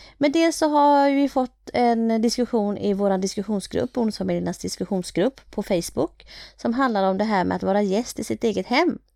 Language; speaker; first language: Swedish; early bilingual, other home language; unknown